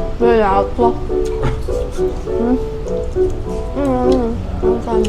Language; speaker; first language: Korean; non-native, learner; Vietnamese